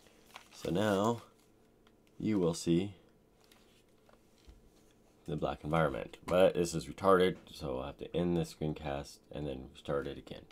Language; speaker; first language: English; native; English